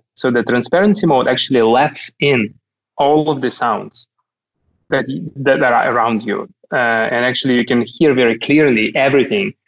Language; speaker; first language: English; non-native, fluent; Russian